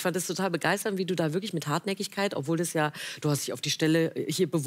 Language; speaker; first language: German; native; German